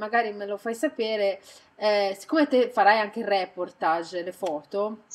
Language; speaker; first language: Italian; native; Italian